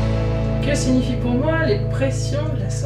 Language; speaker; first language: French; native; French